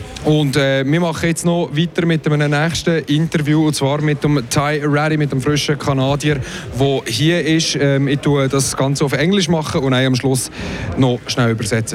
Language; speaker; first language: German; native; German